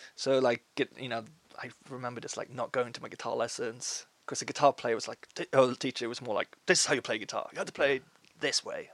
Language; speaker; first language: English; non-native, fluent; Swedish